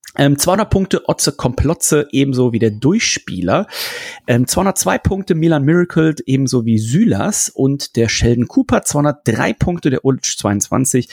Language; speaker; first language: German; native; German